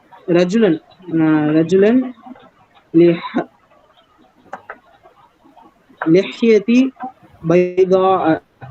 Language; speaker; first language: Arabic; non-native, learner; Tamil